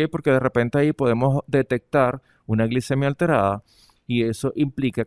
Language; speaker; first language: Spanish; native; Spanish